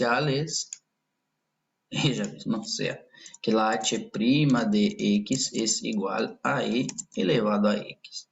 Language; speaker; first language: Spanish; non-native, fluent; Portuguese